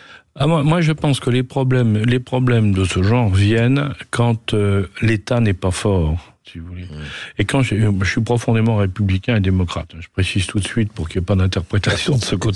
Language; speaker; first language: French; native; French